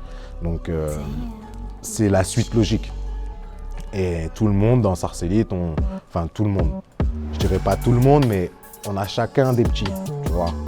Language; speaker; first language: French; native; French